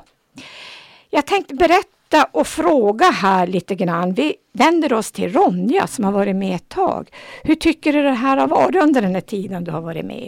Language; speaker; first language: Swedish; native; Swedish